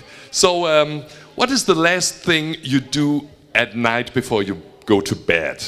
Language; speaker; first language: English; non-native, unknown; German